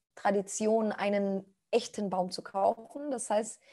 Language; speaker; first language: German; non-native, fluent; Spanish